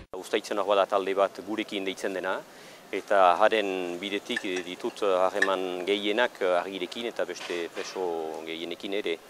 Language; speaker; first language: Basque; native; Basque